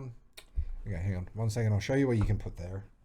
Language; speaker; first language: English; native; English